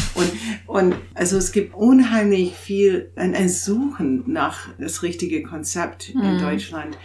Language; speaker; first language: German; non-native, fluent; English